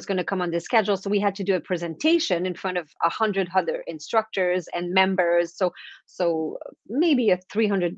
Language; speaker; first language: English; non-native, fluent; French